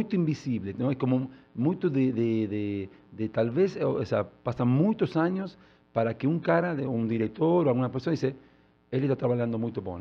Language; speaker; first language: Portuguese; non-native, learner; Spanish